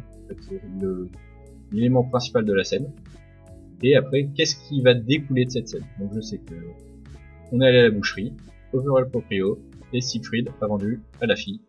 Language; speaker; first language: French; native; French